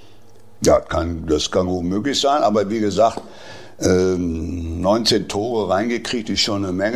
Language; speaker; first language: German; native; German